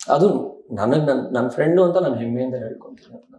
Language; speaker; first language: Kannada; native; Kannada